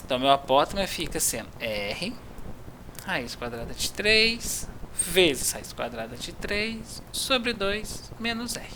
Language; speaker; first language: Portuguese; native; Portuguese